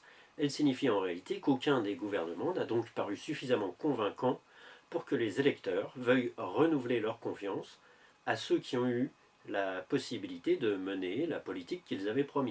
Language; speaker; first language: French; native; French